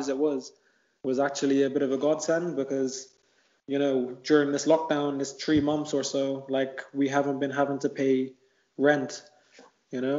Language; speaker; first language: English; native; English